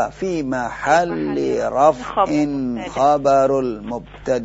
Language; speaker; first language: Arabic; non-native, fluent; Indonesian